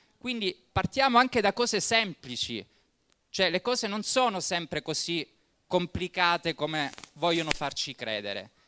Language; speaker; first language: Italian; native; Italian